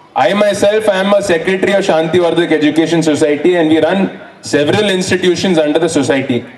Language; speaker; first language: English; non-native, local second language; Kannada